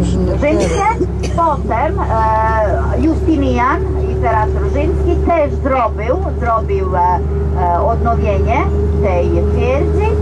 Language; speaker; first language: Polish; non-native, learner; Serbian